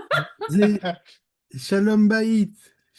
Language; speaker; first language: Hebrew; non-native, learner; French